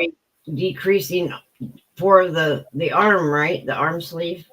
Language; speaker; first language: English; native; English